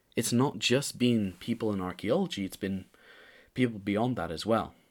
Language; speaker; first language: English; native; English